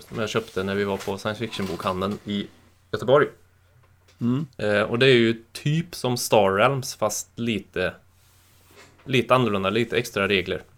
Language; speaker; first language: Swedish; native; Swedish